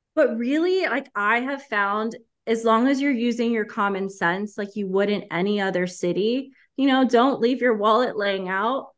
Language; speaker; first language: English; early bilingual, heritage; Spanish